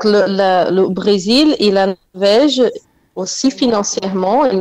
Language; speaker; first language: French; non-native, fluent; Portuguese